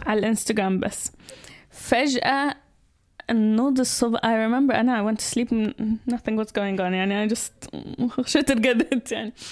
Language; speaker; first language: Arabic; early bilingual, heritage; Arabic